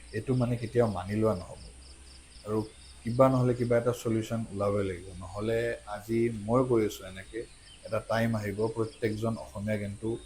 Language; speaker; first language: Assamese; native; Assamese